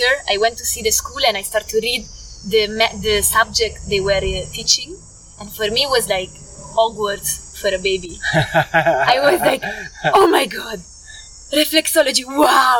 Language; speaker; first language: English; non-native, fluent; Italian